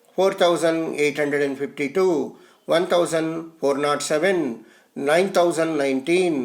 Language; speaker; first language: English; non-native, local second language; Telugu